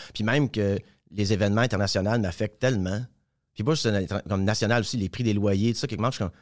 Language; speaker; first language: French; native; French